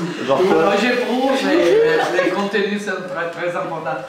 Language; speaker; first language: French; non-native, fluent; Italian